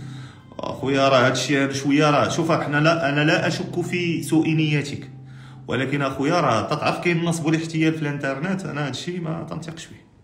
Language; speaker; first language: Arabic; native; Arabic